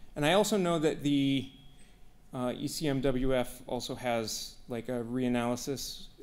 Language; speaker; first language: English; native; English